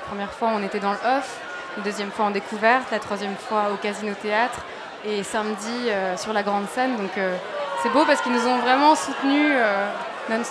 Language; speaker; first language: French; native; French